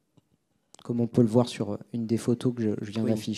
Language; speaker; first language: French; native; French